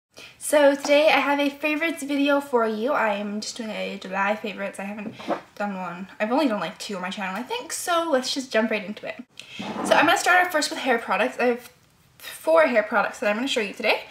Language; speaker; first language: English; native; English